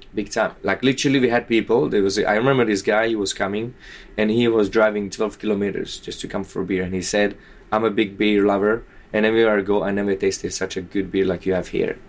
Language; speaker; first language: English; non-native, fluent; Slovak